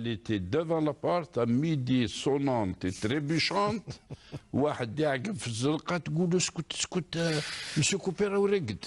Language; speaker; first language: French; non-native, local second language; Kabyle